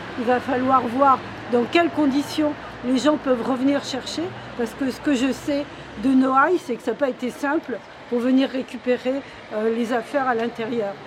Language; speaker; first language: French; native; French